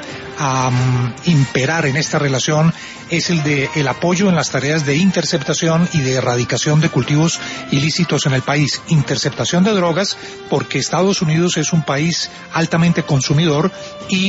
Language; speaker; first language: Spanish; native; Spanish